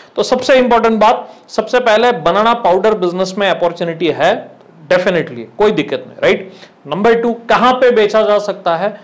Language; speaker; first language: Hindi; non-native, local second language; Marathi